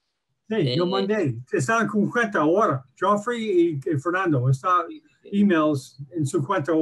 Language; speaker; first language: Spanish; non-native, learner; English